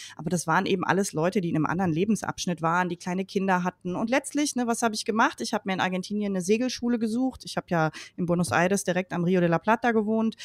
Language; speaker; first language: German; native; German